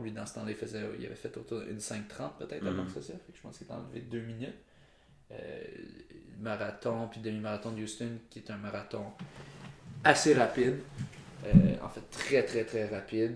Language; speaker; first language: French; native; French